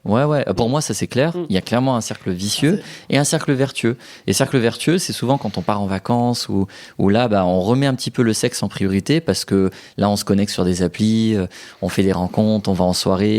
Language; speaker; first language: French; native; French